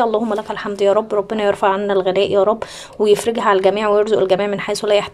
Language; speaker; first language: Arabic; native; Arabic